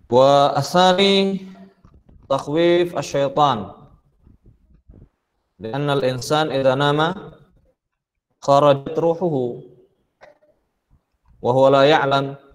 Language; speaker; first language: Arabic; non-native, fluent; Indonesian